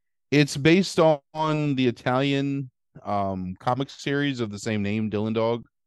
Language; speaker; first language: English; native; English